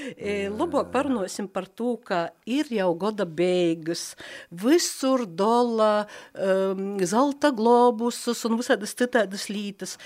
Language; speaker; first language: Latvian; native; Latvian